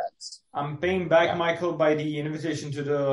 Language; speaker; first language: English; non-native, fluent; Czech